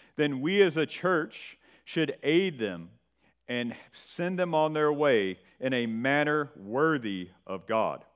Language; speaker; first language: English; native; English